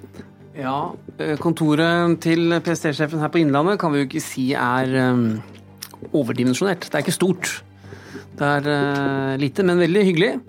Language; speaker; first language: Norwegian; native; Norwegian